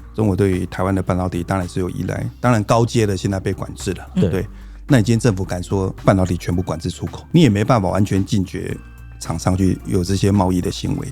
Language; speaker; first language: Chinese; native; Chinese